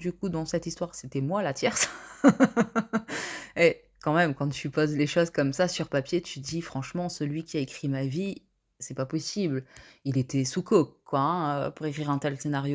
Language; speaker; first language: French; native; French